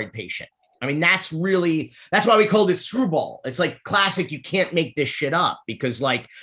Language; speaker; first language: English; native; English